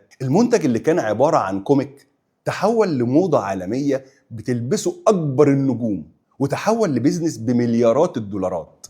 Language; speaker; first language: Arabic; native; Arabic